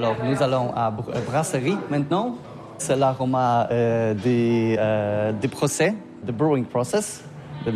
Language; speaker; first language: French; non-native, learner; Polish